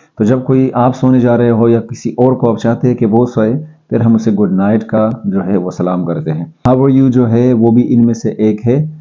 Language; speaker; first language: Urdu; non-native, local second language; Pashto